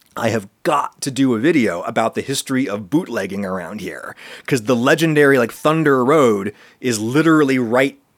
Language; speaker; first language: English; native; English